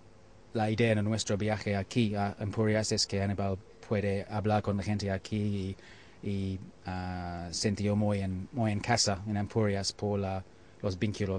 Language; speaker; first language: Spanish; non-native, learner; English